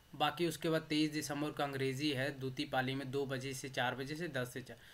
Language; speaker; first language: Hindi; native; Hindi